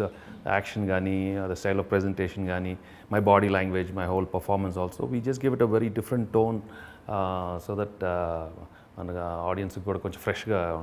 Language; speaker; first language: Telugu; native; Telugu